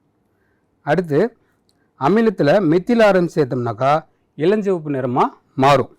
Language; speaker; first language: Tamil; native; Tamil